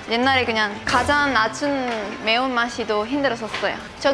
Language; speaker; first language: Korean; non-native, fluent; Spanish